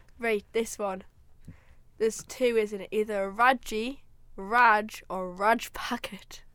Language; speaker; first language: English; native; English